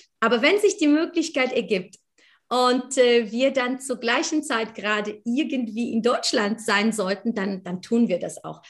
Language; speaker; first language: German; native; German